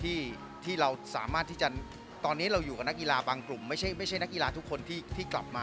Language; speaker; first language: Thai; native; Thai